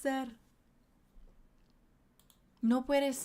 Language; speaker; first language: Spanish; non-native, learner; English